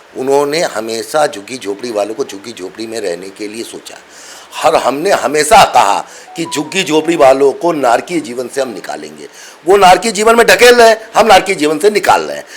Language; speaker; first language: Hindi; non-native, local second language; Bangla